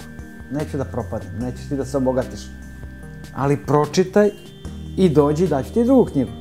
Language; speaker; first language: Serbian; early bilingual, other home language; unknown